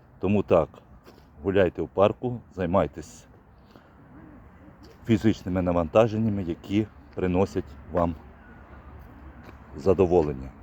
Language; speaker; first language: Ukrainian; native; Ukrainian